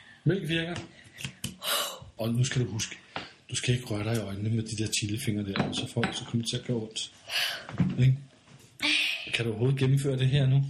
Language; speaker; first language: Danish; native; Danish